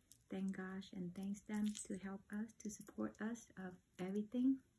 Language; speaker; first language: English; non-native, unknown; Vietnamese